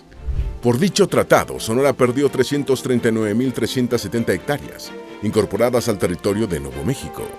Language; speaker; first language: Spanish; native; Spanish